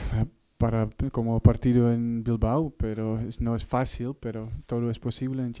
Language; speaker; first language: Spanish; non-native, learner; Dutch